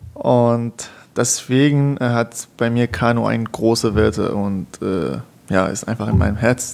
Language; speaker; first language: German; non-native, fluent; Persian